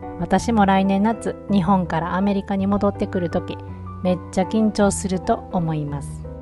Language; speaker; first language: Japanese; native; Japanese